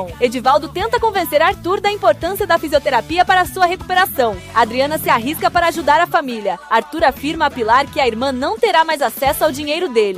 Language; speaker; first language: Portuguese; native; Portuguese